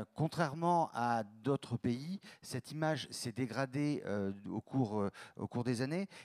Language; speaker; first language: French; native; French